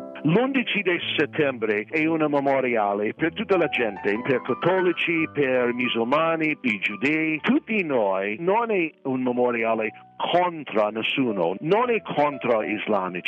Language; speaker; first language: Italian; non-native, fluent; English